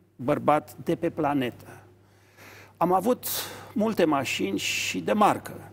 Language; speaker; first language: Romanian; native; Romanian